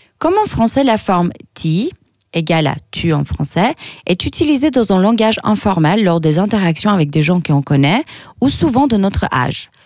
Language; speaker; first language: French; non-native, fluent; Albanian